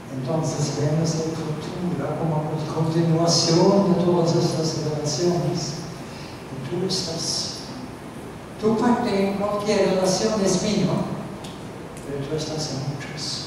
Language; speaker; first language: Spanish; non-native, fluent; Norwegian